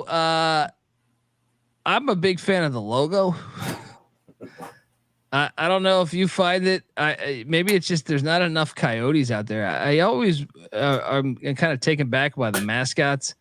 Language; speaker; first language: English; native; English